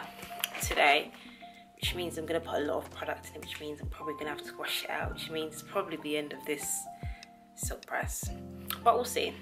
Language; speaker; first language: English; native; English